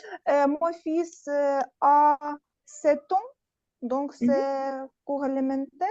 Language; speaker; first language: French; non-native, learner; Russian